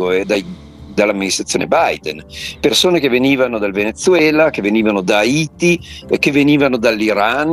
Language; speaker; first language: Italian; native; Italian